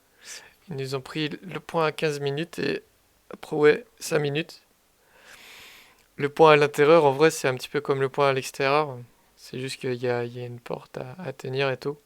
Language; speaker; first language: French; native; French